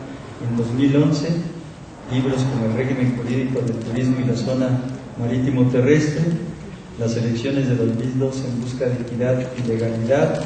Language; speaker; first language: Spanish; native; Spanish